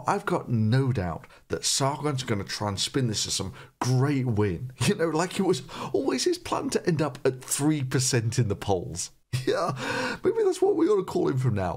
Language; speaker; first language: English; native; English